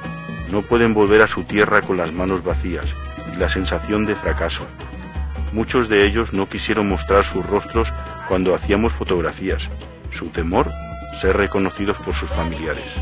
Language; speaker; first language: Spanish; native; Spanish